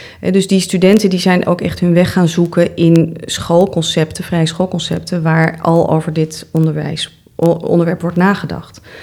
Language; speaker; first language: Dutch; native; Dutch